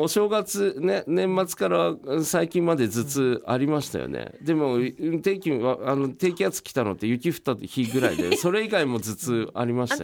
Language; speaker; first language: Japanese; native; Japanese